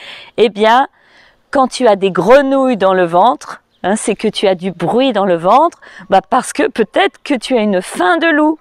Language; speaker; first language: French; native; French